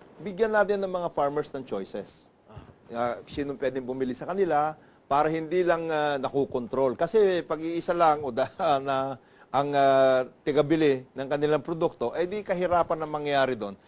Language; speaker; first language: Filipino; non-native, local second language; Iloko